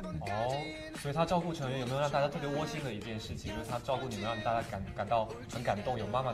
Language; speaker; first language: Chinese; native; Chinese